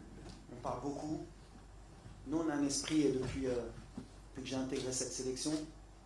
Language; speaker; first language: French; native; French